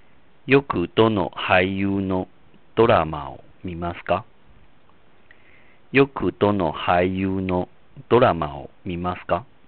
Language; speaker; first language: Japanese; non-native, fluent; Chinese